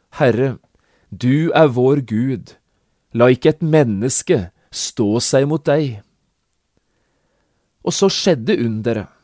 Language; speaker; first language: Norwegian; native; Norwegian